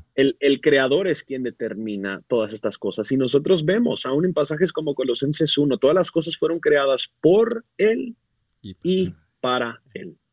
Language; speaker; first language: Spanish; early bilingual, other home language; English